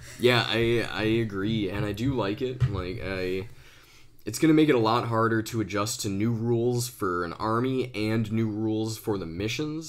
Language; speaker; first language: English; native; English